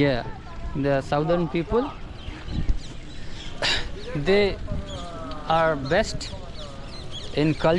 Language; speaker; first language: English; non-native, learner; Hindi